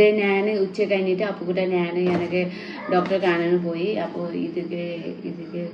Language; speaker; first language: Malayalam; non-native, learner; Nepali